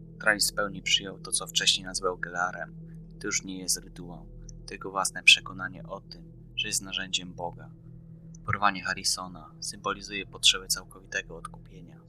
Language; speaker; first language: Polish; native; Polish